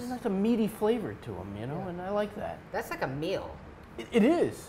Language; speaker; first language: English; native; English